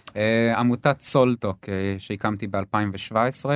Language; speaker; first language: Hebrew; native; Hebrew